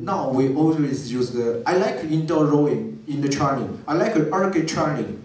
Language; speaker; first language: English; non-native, learner; Chinese